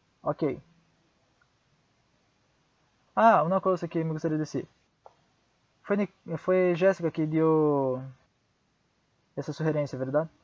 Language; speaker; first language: Portuguese; non-native, fluent; Spanish